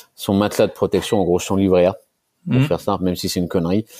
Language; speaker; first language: French; native; French